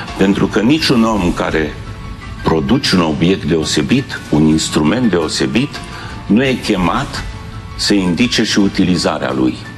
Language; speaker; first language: Romanian; native; Romanian